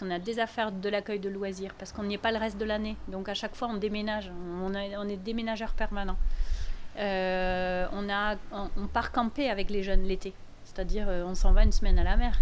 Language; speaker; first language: French; native; French